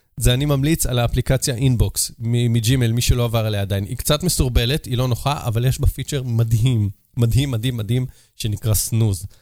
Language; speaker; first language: Hebrew; native; Hebrew